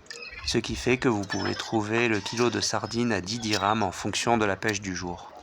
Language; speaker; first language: French; native; French